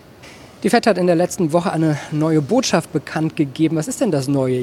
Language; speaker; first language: German; native; German